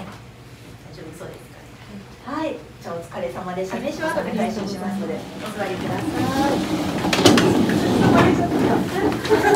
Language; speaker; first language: Japanese; native; Japanese